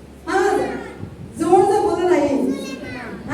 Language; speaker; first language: Hindi; non-native, local second language; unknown